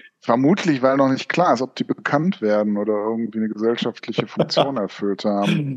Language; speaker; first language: German; native; German